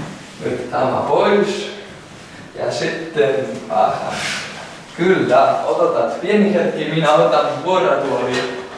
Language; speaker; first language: Finnish; non-native, learner; Spanish